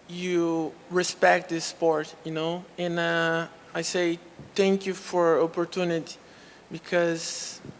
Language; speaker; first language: English; non-native, local second language; Portuguese